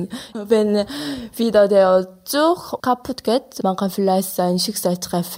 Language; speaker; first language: German; non-native, learner; Korean